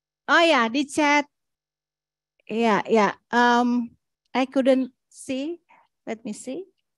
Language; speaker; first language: English; non-native, fluent; Indonesian